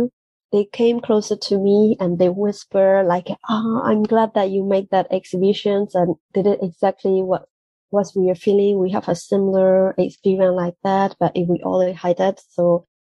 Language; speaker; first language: English; non-native, fluent; Burmese